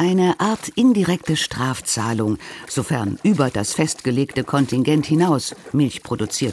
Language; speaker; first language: German; native; German